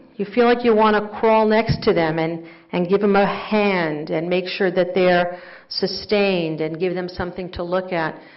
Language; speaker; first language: English; native; English